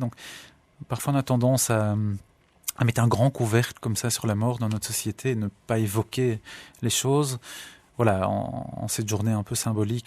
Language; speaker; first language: French; native; French